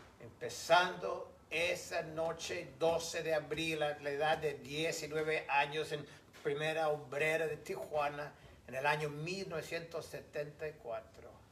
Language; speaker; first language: Spanish; non-native, fluent; English